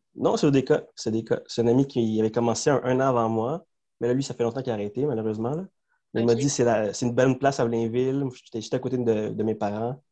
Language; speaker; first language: French; early bilingual, other home language; Spanish